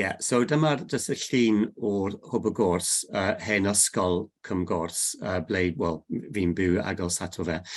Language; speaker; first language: Welsh; non-native, learner; English